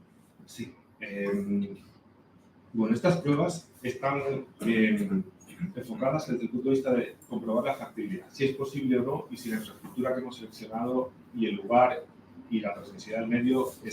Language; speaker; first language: Spanish; native; Spanish